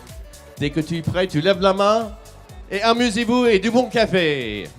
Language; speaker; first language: French; native; French